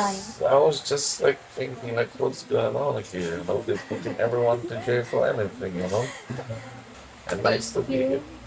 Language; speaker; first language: English; non-native, learner; Polish